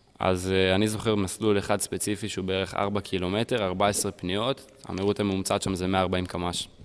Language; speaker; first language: Hebrew; early bilingual, heritage; Hebrew